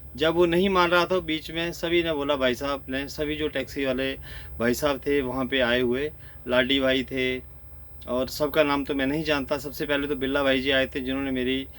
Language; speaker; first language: Hindi; native; Hindi